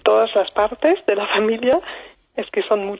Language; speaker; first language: Spanish; non-native, fluent; German